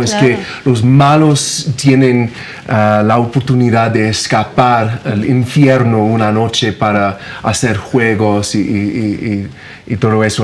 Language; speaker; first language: Spanish; non-native, fluent; English